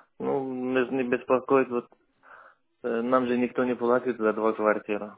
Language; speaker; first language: Russian; non-native, fluent; Azerbaijani